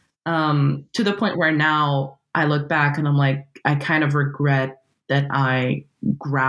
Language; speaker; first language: English; non-native, fluent; Portuguese